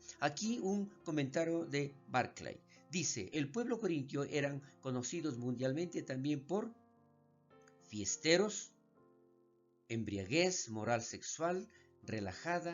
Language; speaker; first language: Spanish; native; Spanish